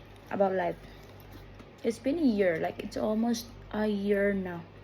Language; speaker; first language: English; non-native, local second language; Cebuano